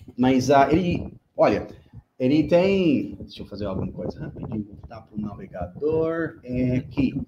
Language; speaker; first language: Portuguese; non-native, fluent; English